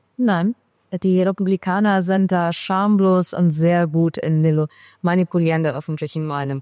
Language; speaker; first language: German; early bilingual, other home language; Persian